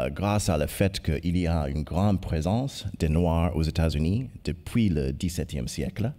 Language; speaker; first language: French; non-native, fluent; English